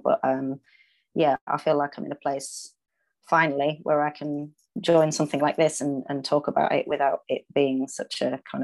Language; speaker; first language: English; native; English